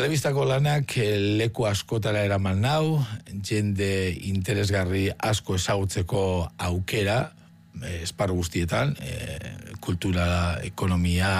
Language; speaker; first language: Basque; native; Basque